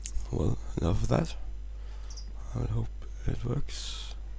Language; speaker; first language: English; non-native, fluent; Danish